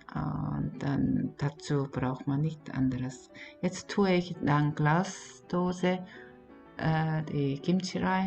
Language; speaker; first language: German; non-native, fluent; Korean